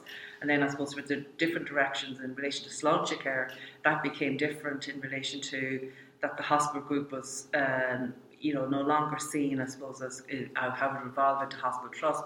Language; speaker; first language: English; native; English